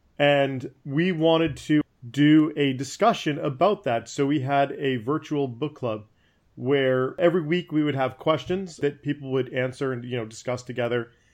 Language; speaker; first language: English; native; English